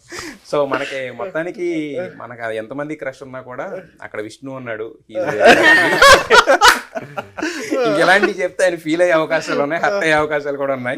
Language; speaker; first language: Telugu; native; Telugu